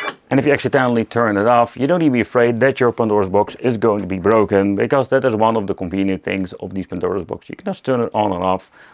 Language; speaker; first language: English; non-native, fluent; Dutch